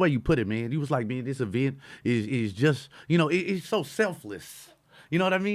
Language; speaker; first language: English; native; English